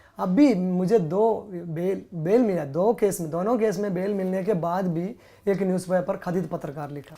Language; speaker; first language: Hindi; non-native, local second language; Malayalam